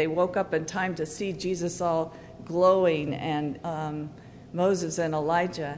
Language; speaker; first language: English; native; English